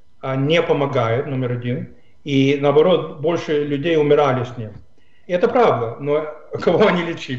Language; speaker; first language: Russian; non-native, fluent; English